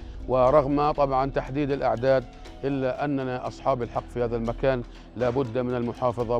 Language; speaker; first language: Arabic; native; Arabic